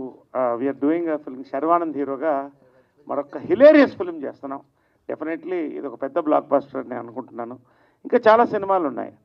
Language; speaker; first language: Telugu; native; Telugu